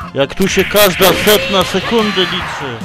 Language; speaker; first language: Polish; native; Polish